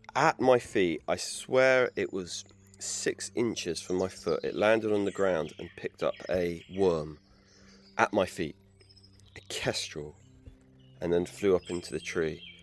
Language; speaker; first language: English; native; English